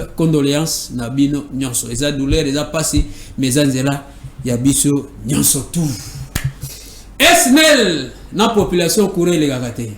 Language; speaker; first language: Lingala; native; Lingala